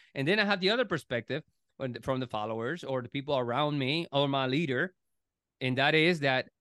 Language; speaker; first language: English; non-native, fluent; Spanish